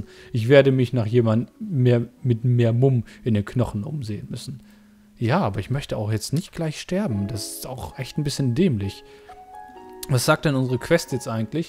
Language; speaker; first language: German; native; German